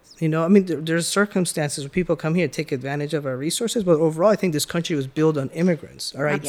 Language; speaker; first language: English; early bilingual, other home language; Persian